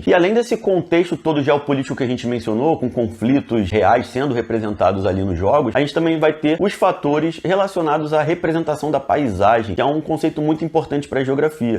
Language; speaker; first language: Portuguese; native; Portuguese